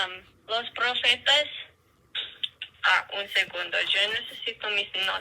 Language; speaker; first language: Spanish; non-native, learner; English